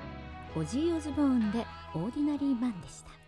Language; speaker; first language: Japanese; native; Japanese